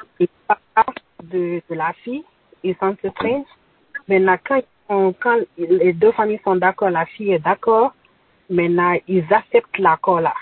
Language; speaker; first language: French; non-native, local second language; Bambara